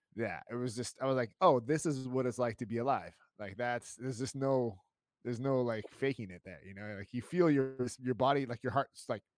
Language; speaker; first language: English; native; English